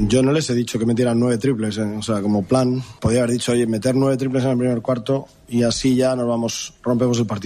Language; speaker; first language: Spanish; native; Spanish